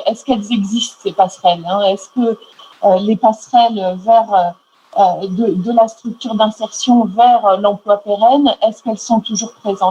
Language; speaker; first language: French; native; French